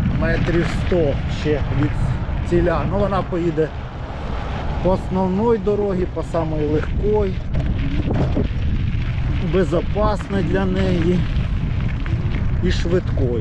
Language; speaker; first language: Ukrainian; native; Ukrainian